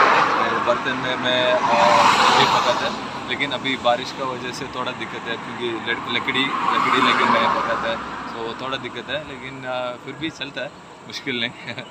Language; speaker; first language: Hindi; non-native, local second language; Malayalam